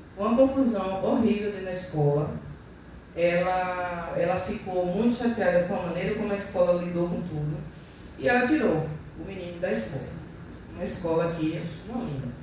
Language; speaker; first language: Portuguese; native; Portuguese